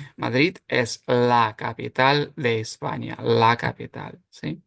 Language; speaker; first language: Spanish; non-native, fluent; Ukrainian